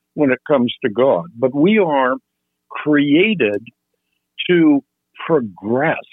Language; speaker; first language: English; non-native, fluent; Dutch